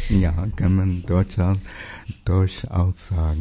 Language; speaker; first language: German; non-native, fluent; English